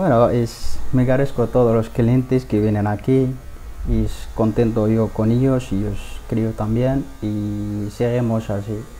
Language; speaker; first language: Spanish; non-native, learner; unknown